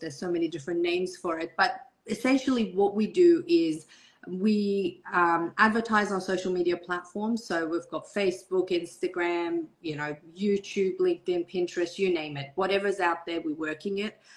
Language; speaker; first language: English; early bilingual, other home language; Persian